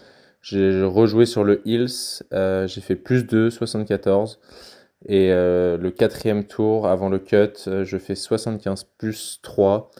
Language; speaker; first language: French; native; French